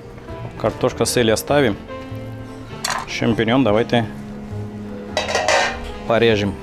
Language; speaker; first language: Russian; non-native, learner; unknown